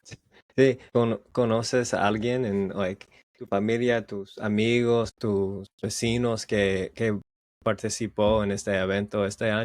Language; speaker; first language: Spanish; non-native, learner; English